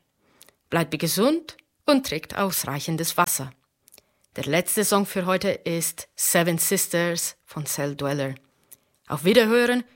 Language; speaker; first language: German; non-native, fluent; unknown